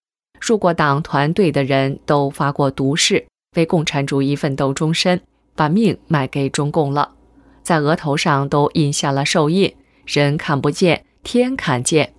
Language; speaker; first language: Chinese; native; Chinese